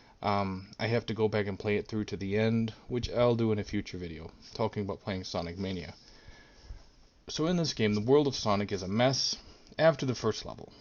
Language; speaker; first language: English; native; English